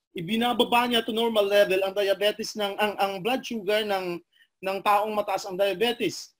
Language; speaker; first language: Filipino; non-native, local second language; Cebuano